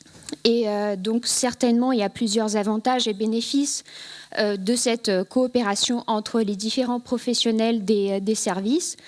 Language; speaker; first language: French; native; French